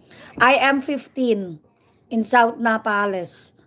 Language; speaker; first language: English; non-native, learner; Filipino